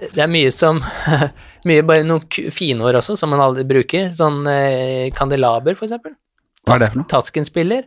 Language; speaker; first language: Norwegian; native; Norwegian